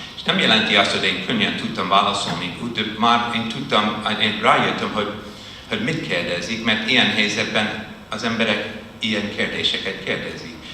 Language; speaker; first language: Hungarian; non-native, fluent; English